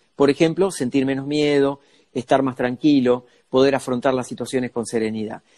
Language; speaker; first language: Spanish; native; Spanish